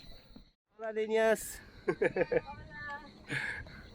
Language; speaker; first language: Spanish; non-native, learner; English